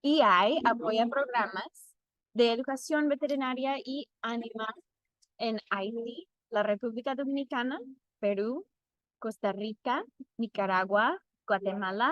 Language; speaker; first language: Spanish; non-native, fluent; English